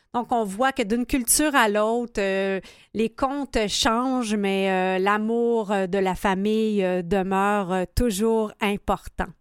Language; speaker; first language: French; native; French